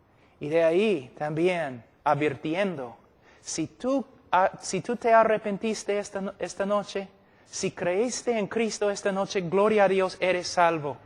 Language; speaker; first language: Spanish; non-native, fluent; English